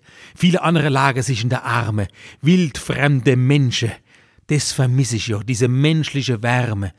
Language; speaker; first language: German; native; German